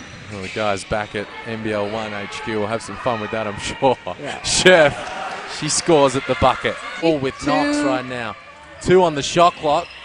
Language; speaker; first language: English; native; English